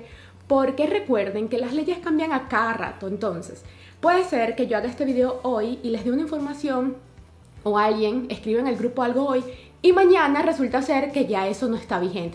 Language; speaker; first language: Spanish; native; Spanish